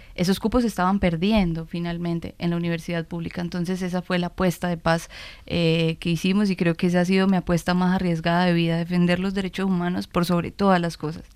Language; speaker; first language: Spanish; native; Spanish